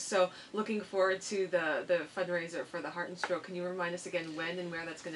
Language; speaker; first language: English; native; English